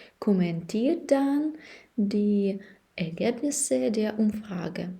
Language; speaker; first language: German; non-native, fluent; Ukrainian